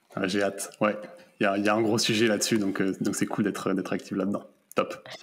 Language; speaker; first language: French; native; French